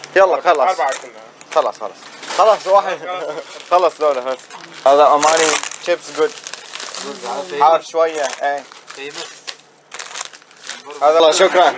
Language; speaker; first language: Arabic; non-native, learner; Urdu